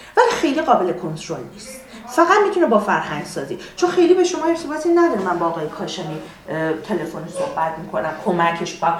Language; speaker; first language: Persian; native; Persian